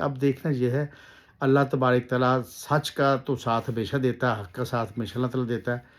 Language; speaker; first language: Urdu; native; Urdu